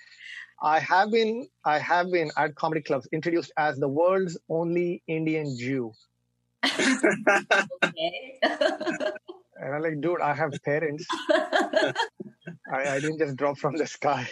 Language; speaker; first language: English; non-native, local second language; Marathi